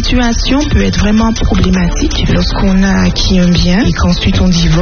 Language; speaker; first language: French; native; French